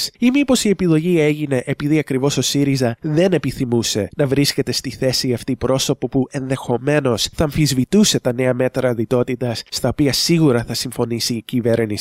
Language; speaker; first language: Greek; native; Greek